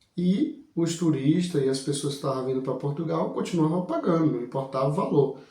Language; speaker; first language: Portuguese; native; Portuguese